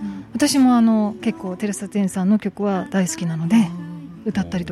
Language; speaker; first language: Japanese; native; Japanese